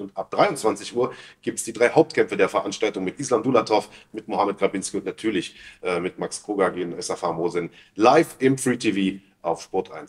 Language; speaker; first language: German; native; German